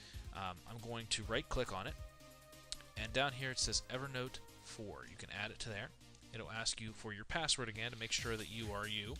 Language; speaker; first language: English; native; English